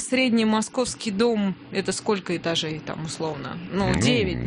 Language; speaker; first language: Russian; native; Russian